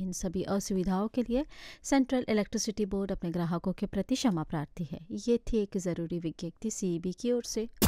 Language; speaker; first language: Hindi; non-native, local second language; Morisyen